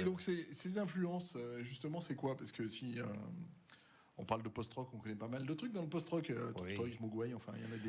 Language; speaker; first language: French; native; French